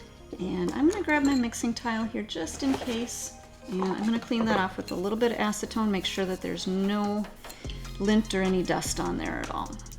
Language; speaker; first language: English; native; English